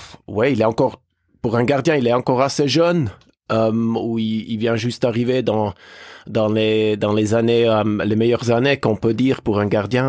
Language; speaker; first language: French; native; French